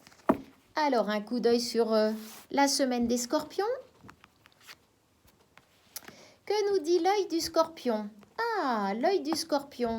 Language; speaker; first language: French; native; French